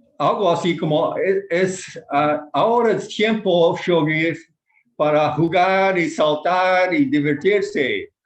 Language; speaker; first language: Spanish; non-native, fluent; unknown